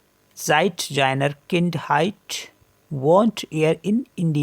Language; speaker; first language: German; non-native, learner; Hindi